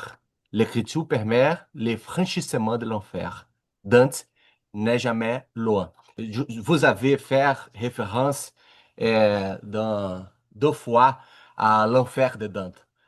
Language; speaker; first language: French; non-native, learner; Portuguese